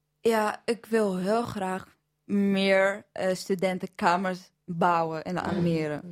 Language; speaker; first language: Dutch; non-native, fluent; Arabic